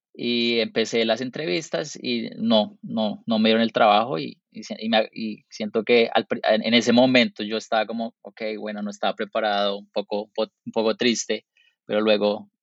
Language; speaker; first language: Spanish; native; Spanish